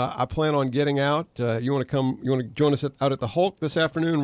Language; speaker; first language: English; native; English